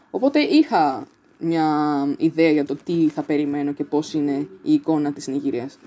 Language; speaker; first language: Greek; early bilingual, other home language; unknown